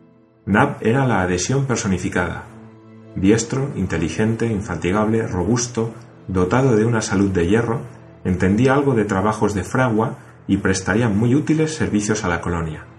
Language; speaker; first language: Spanish; native; Spanish